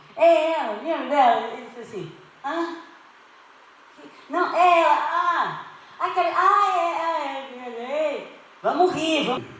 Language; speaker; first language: Portuguese; native; Portuguese